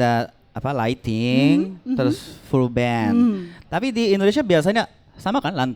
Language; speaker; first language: Indonesian; non-native, learner; Japanese